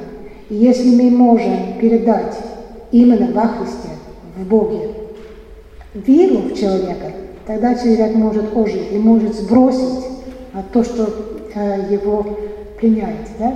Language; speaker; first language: Russian; non-native, fluent; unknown